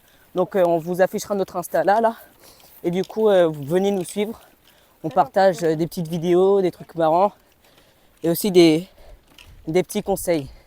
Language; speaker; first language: French; native; French